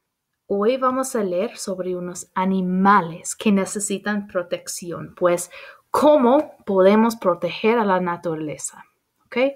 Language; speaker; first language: Spanish; non-native, fluent; English